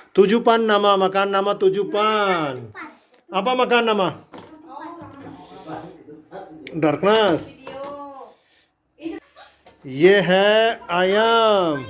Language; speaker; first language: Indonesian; non-native, learner; Urdu